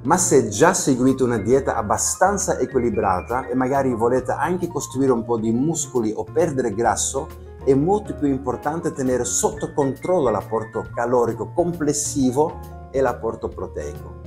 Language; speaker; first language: Italian; non-native, fluent; Dutch